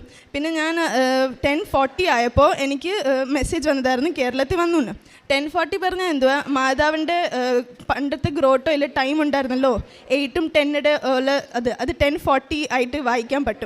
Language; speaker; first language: Malayalam; early bilingual, heritage; Malayalam